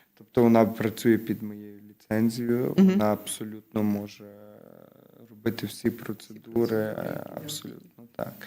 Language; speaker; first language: Ukrainian; native; Ukrainian